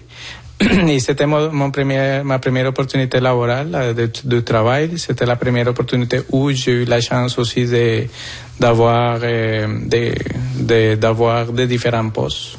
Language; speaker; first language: French; non-native, fluent; Spanish